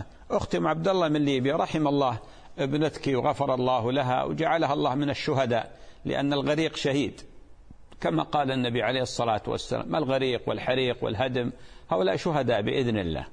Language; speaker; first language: Arabic; native; Arabic